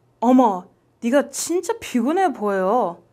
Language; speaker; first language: Korean; non-native, fluent; English